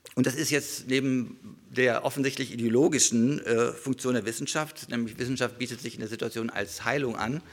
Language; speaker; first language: German; native; German